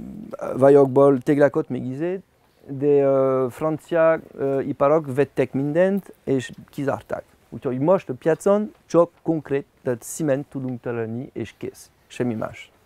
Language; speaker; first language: Hungarian; non-native, learner; French